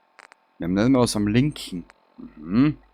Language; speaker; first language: German; native; German